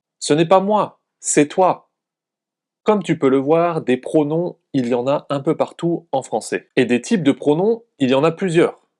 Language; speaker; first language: French; native; French